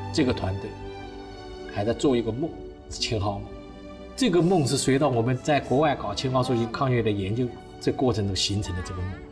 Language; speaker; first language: Chinese; native; Chinese